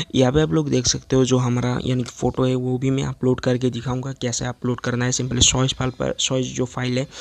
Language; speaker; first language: Hindi; non-native, local second language; Assamese